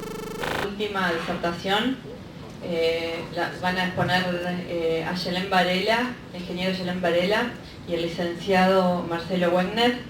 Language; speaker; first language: Spanish; native; Spanish